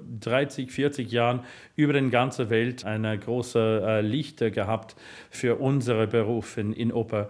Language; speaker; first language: German; non-native, learner; English